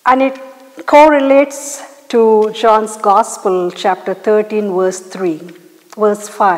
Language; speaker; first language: English; non-native, local second language; Malayalam